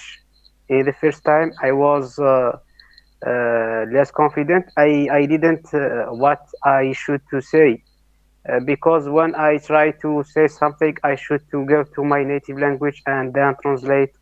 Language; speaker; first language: English; non-native, learner; Arabic